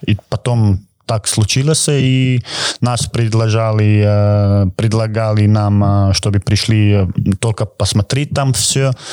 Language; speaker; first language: Russian; non-native, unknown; Croatian